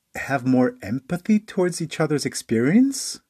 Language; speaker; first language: English; native; English